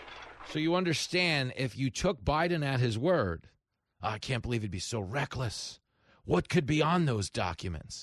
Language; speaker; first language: English; native; English